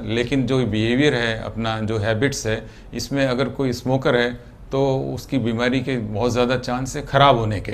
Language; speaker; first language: Hindi; native; Hindi